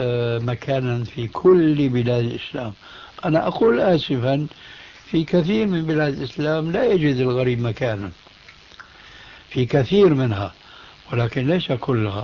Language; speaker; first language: Arabic; early bilingual, other home language; Albanian